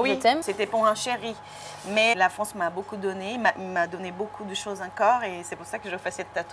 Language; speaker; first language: French; non-native, fluent; Portuguese